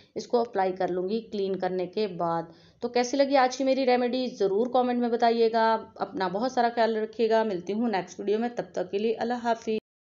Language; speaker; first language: Urdu; native; Urdu